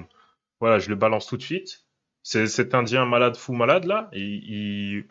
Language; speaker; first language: French; native; French